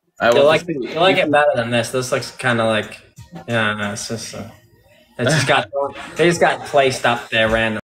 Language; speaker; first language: English; native; English